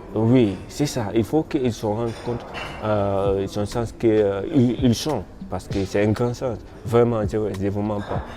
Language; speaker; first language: French; non-native, learner; Krio